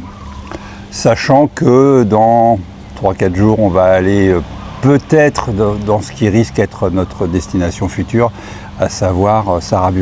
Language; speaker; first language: French; native; French